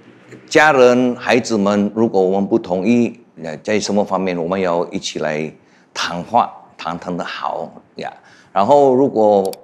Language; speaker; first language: Chinese; non-native, fluent; Indonesian